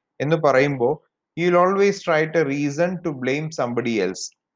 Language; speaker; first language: English; non-native, local second language; Malayalam